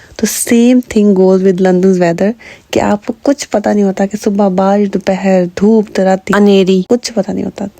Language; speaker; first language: Urdu; native; Urdu